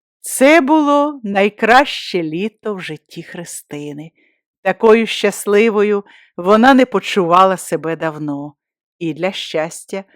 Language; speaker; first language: Ukrainian; native; Ukrainian